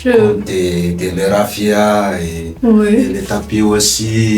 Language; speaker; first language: French; non-native, local second language; Malagasy